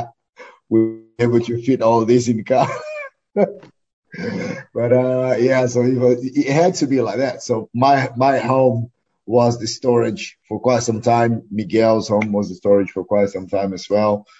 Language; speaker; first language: English; non-native, fluent; Portuguese